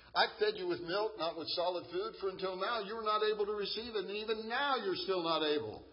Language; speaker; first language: English; native; English